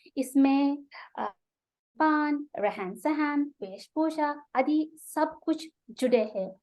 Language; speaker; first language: Hindi; non-native, fluent; Sinhala